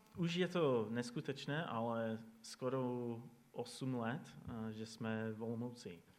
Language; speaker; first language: Czech; non-native, fluent; English